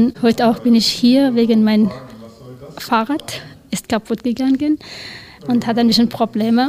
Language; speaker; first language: German; non-native, learner; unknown